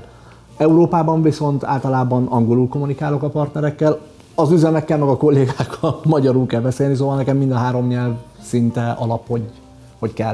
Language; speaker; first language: Hungarian; early bilingual, other home language; Arabic